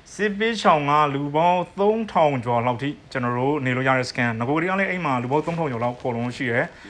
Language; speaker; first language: Burmese; native; Burmese